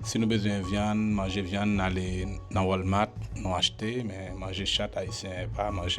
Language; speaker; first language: French; non-native, learner; Haitian Creole